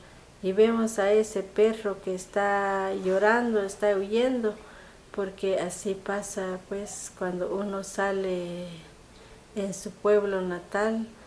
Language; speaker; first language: Spanish; non-native, local second language; Kaqchikel